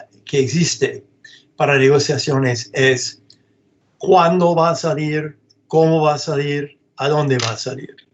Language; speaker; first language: Spanish; non-native, fluent; English